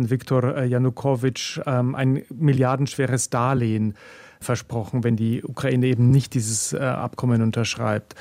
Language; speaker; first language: German; native; German